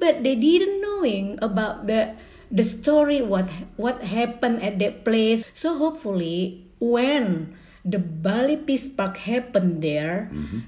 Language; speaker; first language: English; non-native, learner; Indonesian